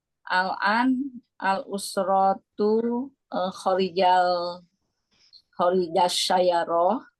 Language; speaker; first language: Arabic; non-native, learner; Indonesian